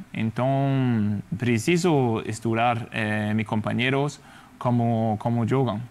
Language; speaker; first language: Spanish; non-native, fluent; Danish